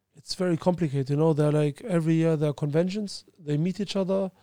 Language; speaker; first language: English; early bilingual, other home language; Albanian